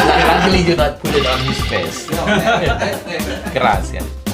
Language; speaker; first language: English; non-native, learner; Thai